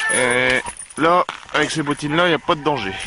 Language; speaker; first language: French; native; French